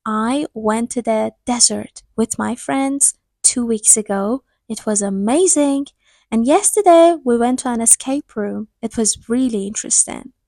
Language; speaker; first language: English; non-native, fluent; Persian